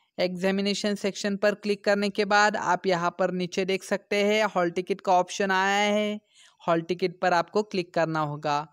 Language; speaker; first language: Hindi; non-native, local second language; Marathi